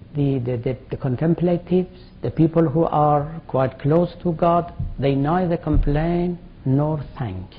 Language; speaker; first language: English; non-native, fluent; Persian